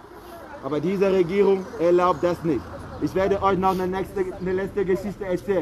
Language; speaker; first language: German; non-native, fluent; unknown